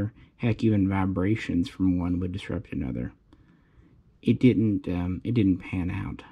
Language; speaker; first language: English; native; English